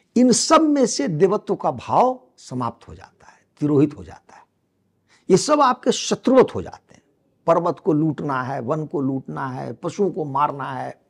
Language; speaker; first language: Hindi; native; Hindi